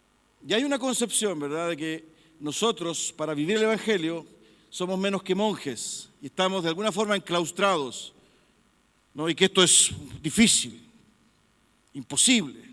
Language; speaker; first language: Spanish; native; Spanish